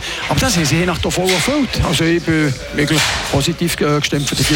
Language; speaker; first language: German; native; German